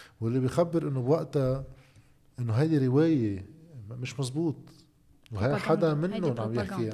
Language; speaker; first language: Arabic; native; Arabic